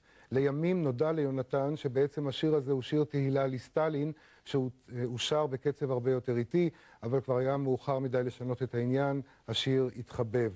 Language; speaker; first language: Hebrew; native; Hebrew